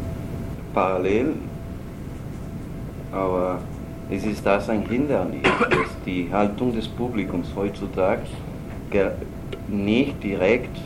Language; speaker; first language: German; non-native, learner; Spanish